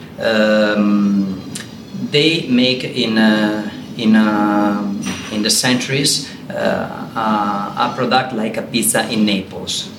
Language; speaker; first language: English; non-native, learner; Italian